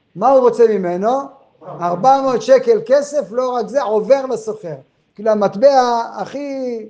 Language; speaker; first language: Hebrew; non-native, fluent; French